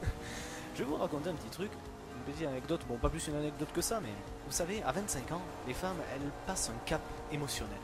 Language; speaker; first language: French; native; French